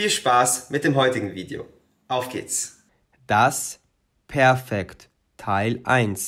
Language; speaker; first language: German; non-native, fluent; Albanian